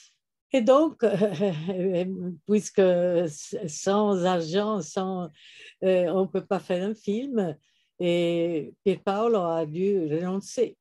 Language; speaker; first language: French; non-native, fluent; Italian